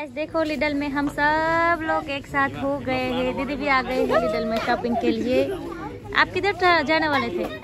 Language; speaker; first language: Hindi; non-native, local second language; Gujarati